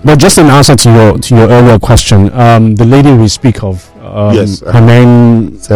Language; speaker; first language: English; non-native, local second language; Igbo